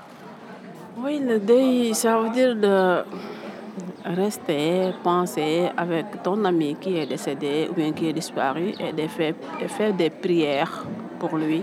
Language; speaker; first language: French; non-native, local second language; Fula